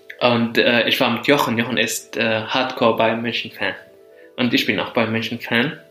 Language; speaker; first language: German; non-native, fluent; Arabic